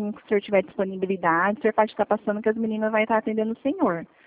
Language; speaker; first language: Portuguese; native; Portuguese